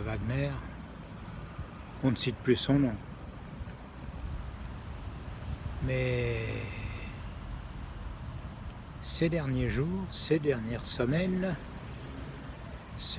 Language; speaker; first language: French; native; French